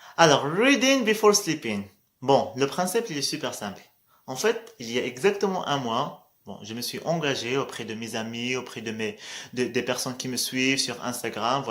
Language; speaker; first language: French; non-native, local second language; Arabic